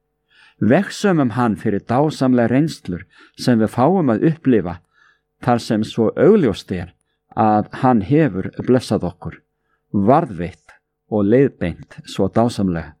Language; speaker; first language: Icelandic; native; Icelandic